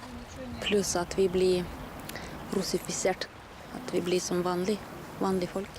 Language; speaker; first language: Norwegian; non-native, fluent; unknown